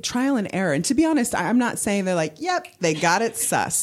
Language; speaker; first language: English; native; English